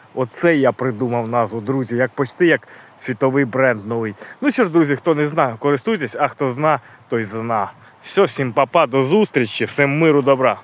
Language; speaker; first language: Ukrainian; native; Ukrainian